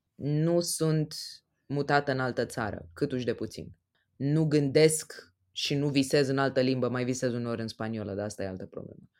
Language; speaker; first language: Romanian; native; Romanian